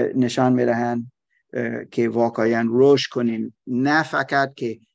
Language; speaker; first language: Persian; non-native, learner; German